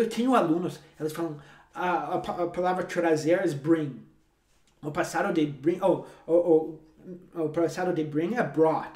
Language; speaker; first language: Portuguese; non-native, fluent; English